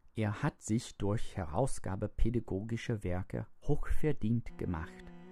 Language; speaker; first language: German; non-native, fluent; English